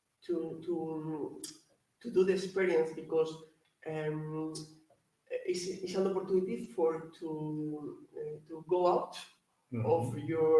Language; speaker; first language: English; non-native, learner; Spanish